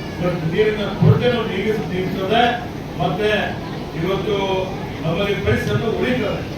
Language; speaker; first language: Kannada; native; Kannada